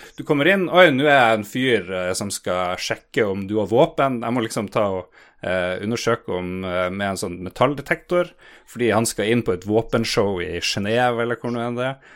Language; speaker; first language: Norwegian; native; Norwegian